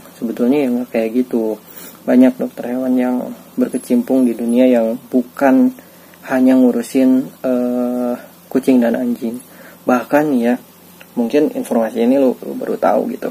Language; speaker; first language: Indonesian; native; Indonesian